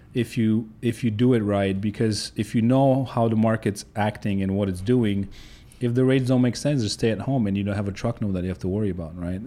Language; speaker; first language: English; non-native, fluent; Polish